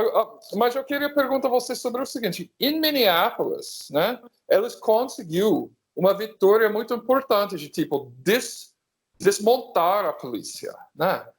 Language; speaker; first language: Portuguese; non-native, fluent; English